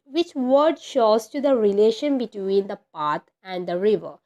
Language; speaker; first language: English; non-native, local second language; Malayalam